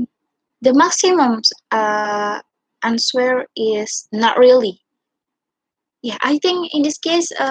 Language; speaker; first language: English; non-native, learner; Indonesian